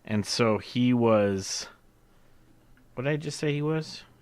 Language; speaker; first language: English; native; English